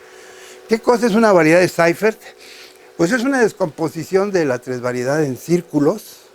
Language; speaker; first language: Spanish; native; Spanish